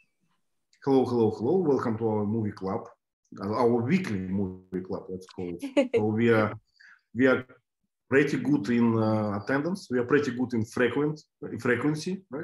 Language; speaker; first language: English; non-native, fluent; Russian